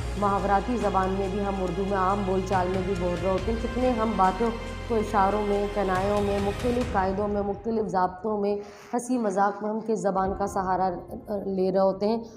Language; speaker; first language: Urdu; native; Urdu